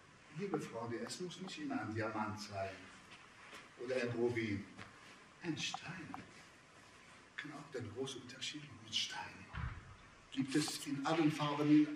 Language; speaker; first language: German; non-native, fluent; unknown